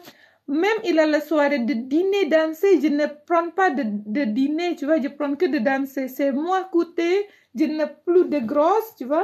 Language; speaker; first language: French; non-native, learner; Indonesian